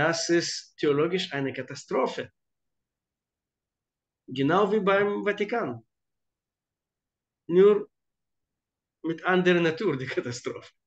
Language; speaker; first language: German; non-native, fluent; Hebrew